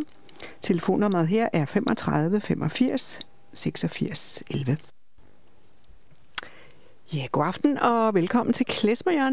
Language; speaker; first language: Danish; native; Danish